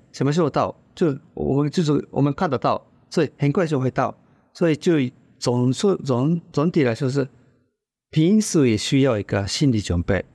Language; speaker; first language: Chinese; non-native, fluent; Japanese